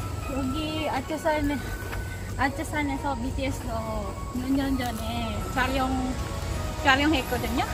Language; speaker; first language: Korean; non-native, fluent; Filipino